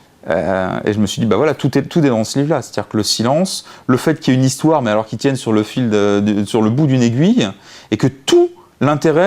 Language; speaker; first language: French; native; French